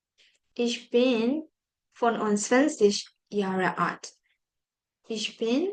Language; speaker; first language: German; non-native, fluent; Burmese